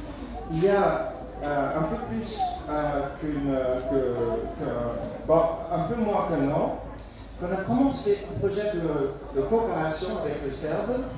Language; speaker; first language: French; non-native, fluent; German